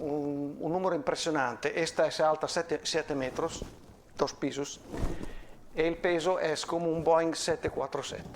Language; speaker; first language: Spanish; non-native, fluent; Italian